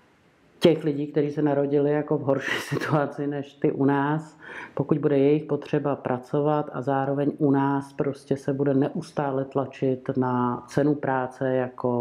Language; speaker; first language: Czech; native; Czech